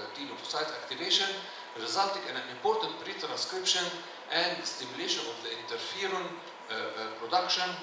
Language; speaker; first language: English; non-native, fluent; Arabic